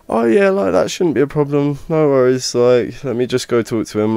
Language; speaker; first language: English; native; English